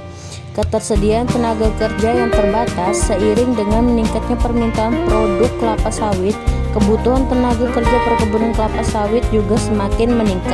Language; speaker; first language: Indonesian; native; Indonesian